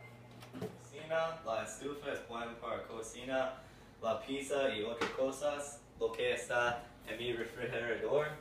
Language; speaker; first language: Spanish; non-native, learner; English